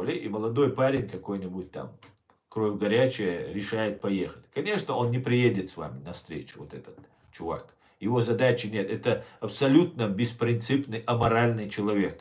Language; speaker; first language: Russian; non-native, local second language; Chechen